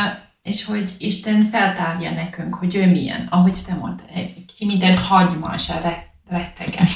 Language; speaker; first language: Hungarian; non-native, learner; English